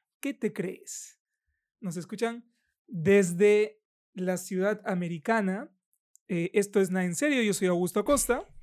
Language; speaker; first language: Spanish; native; Spanish